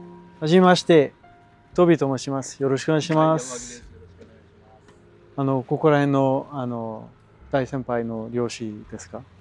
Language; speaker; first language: Japanese; non-native, fluent; English